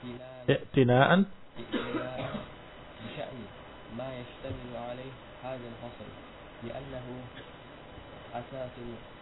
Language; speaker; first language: Arabic; non-native, learner; Indonesian